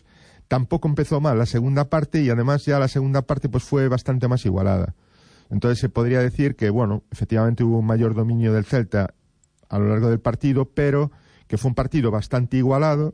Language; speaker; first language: Spanish; native; Spanish